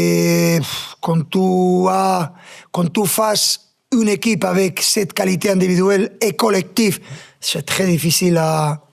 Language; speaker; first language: French; non-native, fluent; Spanish